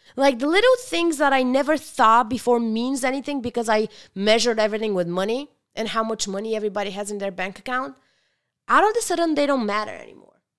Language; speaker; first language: English; non-native, fluent; Bulgarian